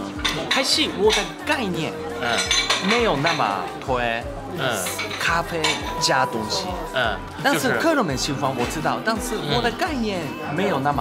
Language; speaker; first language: Chinese; non-native, learner; Japanese